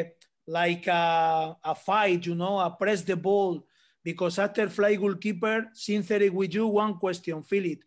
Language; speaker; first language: English; non-native, learner; Spanish